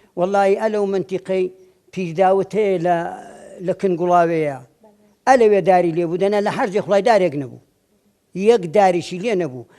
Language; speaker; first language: Central Kurdish; native; Central Kurdish